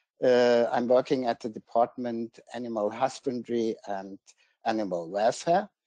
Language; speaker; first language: English; non-native, fluent; German